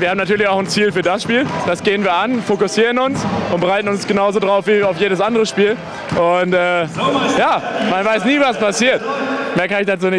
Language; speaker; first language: German; native; German